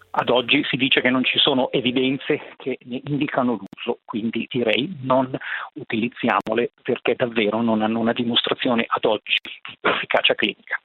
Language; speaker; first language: Italian; native; Italian